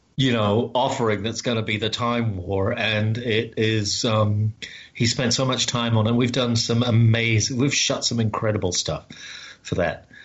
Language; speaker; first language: English; native; English